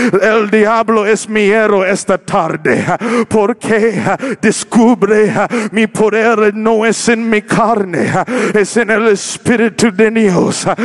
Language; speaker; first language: Spanish; non-native, learner; English